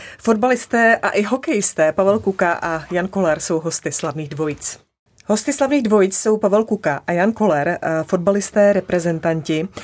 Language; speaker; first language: Czech; native; Czech